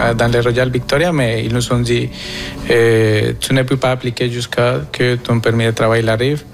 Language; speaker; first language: French; non-native, fluent; Spanish